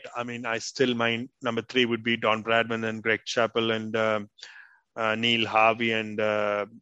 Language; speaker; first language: English; non-native, local second language; Tamil